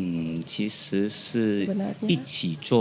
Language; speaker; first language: Chinese; non-native, local second language; Cantonese